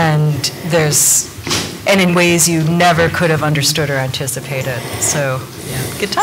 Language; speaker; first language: English; native; English